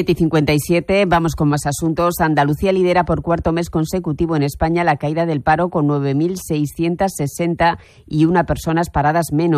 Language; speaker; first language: Spanish; native; Spanish